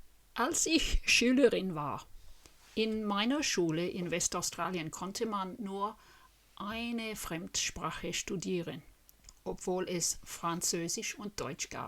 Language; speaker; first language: German; non-native, fluent; English